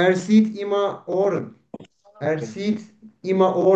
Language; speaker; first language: German; non-native, learner; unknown